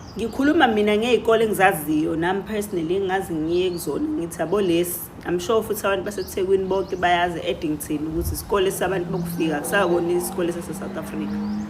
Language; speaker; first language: Zulu; native; Zulu